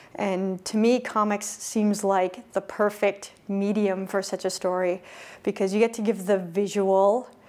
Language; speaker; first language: English; native; English